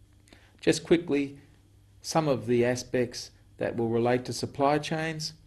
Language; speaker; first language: English; native; English